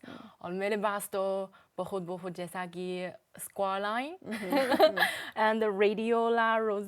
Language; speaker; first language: Hindi; non-native, learner; Chinese